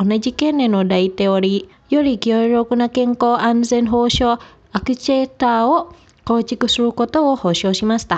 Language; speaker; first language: Japanese; non-native, fluent; Indonesian